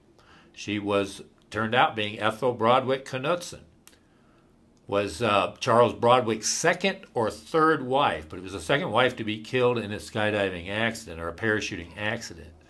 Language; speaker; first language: English; native; English